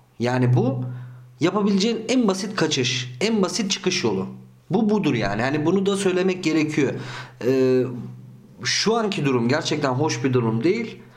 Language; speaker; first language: Turkish; early bilingual, heritage; Turkish